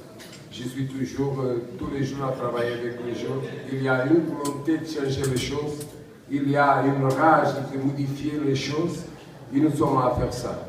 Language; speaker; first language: French; non-native, learner; Portuguese